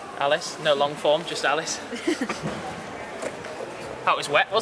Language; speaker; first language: English; native; English